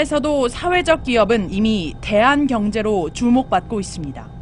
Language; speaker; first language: Korean; native; Korean